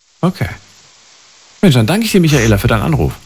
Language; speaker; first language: German; native; German